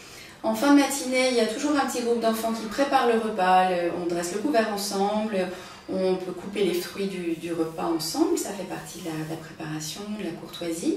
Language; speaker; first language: French; native; French